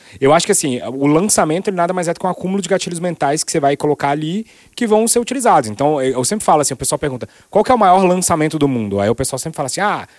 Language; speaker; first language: Portuguese; native; Portuguese